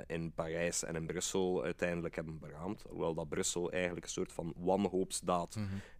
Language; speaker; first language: Dutch; native; Dutch